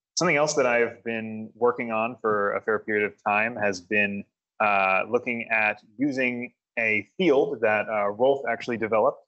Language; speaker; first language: English; native; English